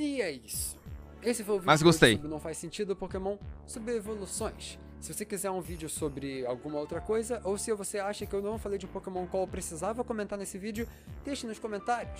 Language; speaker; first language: Portuguese; native; Portuguese